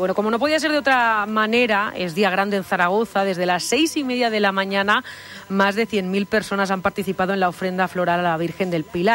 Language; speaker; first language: Spanish; native; Spanish